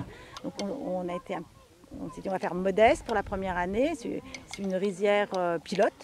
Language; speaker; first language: French; native; French